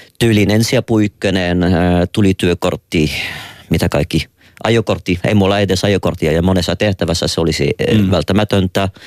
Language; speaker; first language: Finnish; non-native, fluent; French